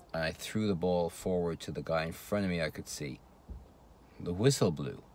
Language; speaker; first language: English; native; English